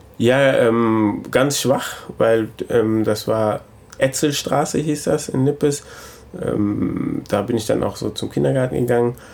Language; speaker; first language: German; early bilingual, other home language; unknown